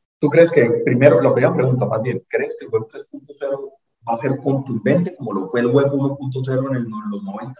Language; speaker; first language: Spanish; native; Spanish